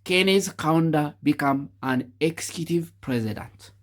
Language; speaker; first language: English; non-native, local second language; Amharic